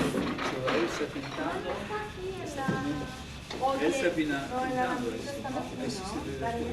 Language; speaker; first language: Spanish; non-native, learner; French